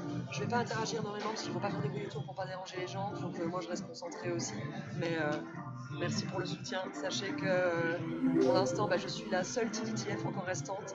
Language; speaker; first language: French; native; French